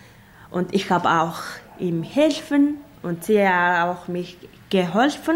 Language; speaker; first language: German; non-native, learner; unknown